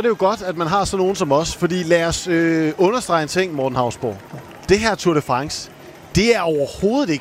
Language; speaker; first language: Danish; native; Danish